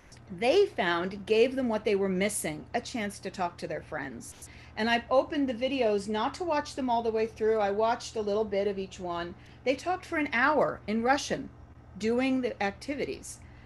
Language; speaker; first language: English; native; English